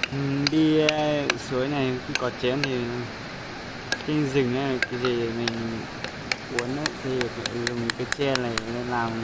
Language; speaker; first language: Vietnamese; non-native, local second language; Hmong